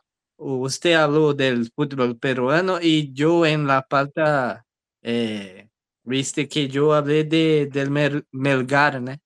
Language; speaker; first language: Spanish; non-native, learner; Portuguese